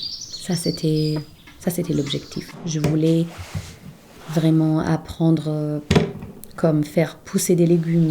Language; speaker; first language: French; non-native, fluent; German